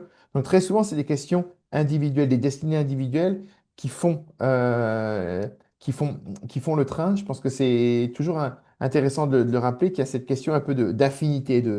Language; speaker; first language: French; native; French